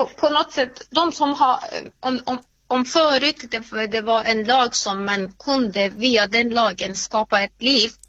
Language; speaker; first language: Swedish; non-native, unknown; Persian